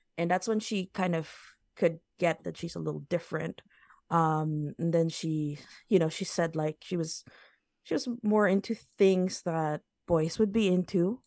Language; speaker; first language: English; native; English